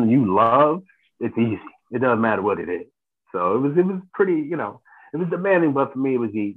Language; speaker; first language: English; native; English